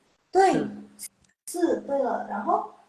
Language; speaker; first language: Chinese; non-native, local second language; Indonesian